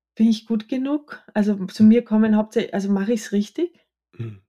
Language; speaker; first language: German; native; German